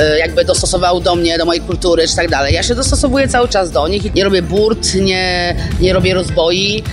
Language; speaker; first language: Polish; native; Polish